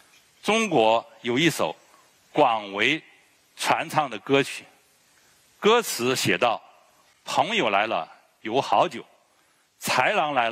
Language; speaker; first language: Chinese; native; Chinese